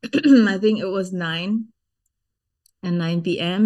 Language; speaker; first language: English; non-native, fluent; Sundanese